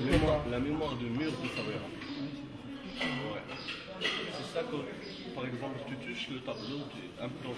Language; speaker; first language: French; non-native, local second language; Arabic